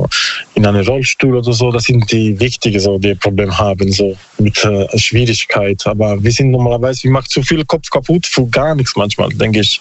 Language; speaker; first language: German; non-native, learner; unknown